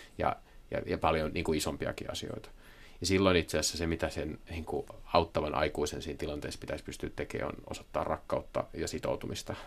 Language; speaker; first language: Finnish; native; Finnish